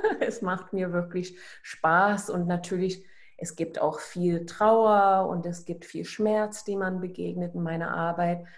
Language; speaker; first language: German; non-native, fluent; English